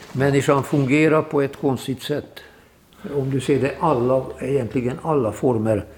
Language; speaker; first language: Swedish; non-native, fluent; Hungarian